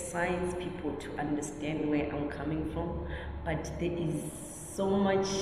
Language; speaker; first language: English; non-native, local second language; Shona